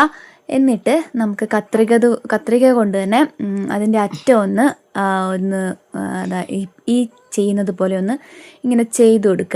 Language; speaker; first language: Malayalam; native; Malayalam